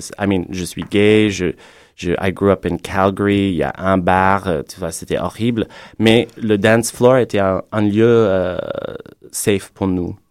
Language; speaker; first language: French; non-native, fluent; English